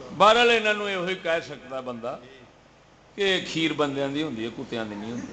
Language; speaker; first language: Urdu; non-native, local second language; Punjabi